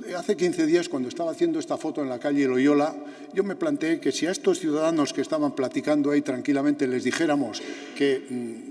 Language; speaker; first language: Spanish; native; Spanish